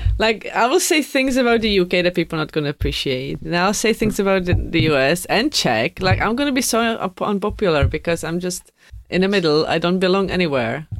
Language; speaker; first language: English; non-native, fluent; Czech